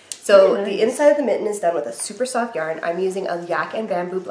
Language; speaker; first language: English; native; English